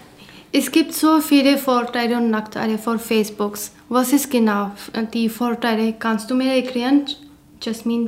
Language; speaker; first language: German; non-native, learner; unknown